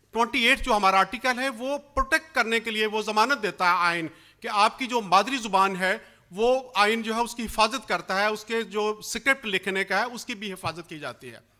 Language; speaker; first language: Urdu; non-native, local second language; Punjabi